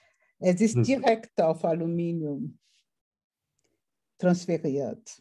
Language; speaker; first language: German; non-native, fluent; Portuguese